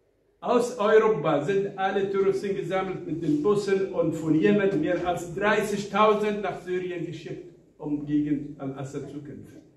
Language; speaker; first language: German; non-native, fluent; Arabic